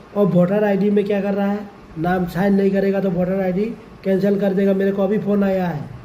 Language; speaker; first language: Hindi; non-native, local second language; Assamese